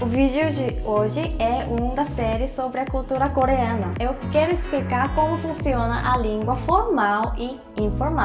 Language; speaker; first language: Portuguese; non-native, fluent; Korean